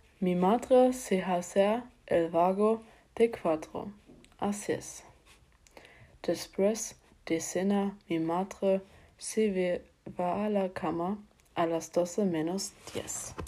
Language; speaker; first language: Spanish; non-native, learner; German